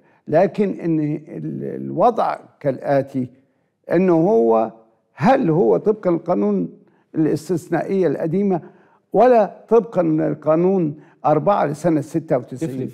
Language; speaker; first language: Arabic; native; Arabic